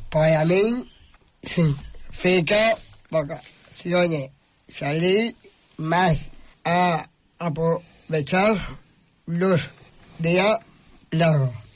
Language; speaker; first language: Spanish; non-native, local second language; Catalan